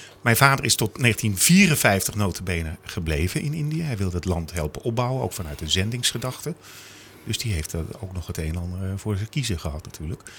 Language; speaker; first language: Dutch; native; Dutch